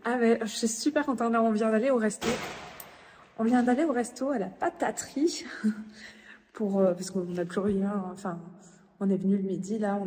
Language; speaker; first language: French; native; French